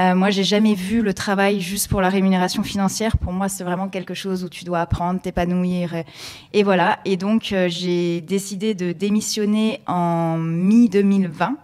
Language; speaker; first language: French; native; French